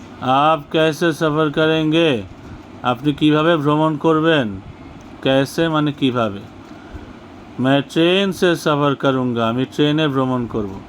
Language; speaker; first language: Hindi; non-native, fluent; Bangla